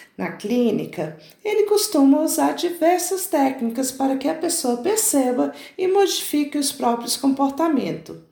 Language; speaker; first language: Portuguese; native; Portuguese